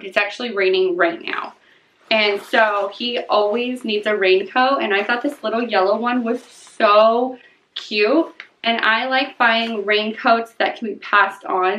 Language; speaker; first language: English; native; English